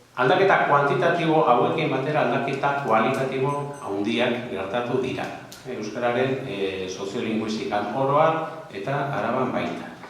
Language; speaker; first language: Basque; non-native, local second language; Spanish